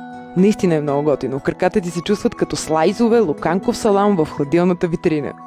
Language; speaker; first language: Bulgarian; native; Bulgarian